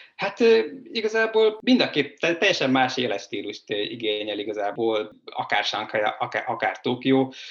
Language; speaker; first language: Hungarian; native; Hungarian